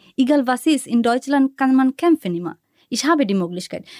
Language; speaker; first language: German; non-native, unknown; Bangla